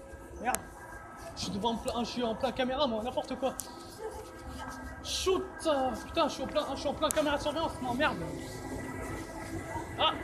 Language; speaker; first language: French; native; French